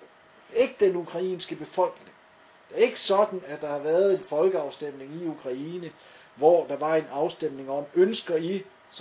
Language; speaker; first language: Danish; native; Danish